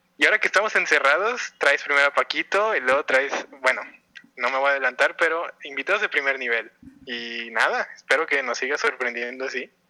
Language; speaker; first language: Spanish; native; Spanish